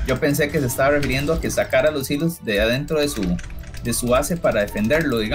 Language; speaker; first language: Spanish; native; Spanish